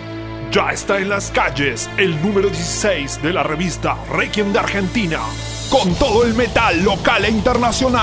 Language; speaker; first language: Spanish; native; Spanish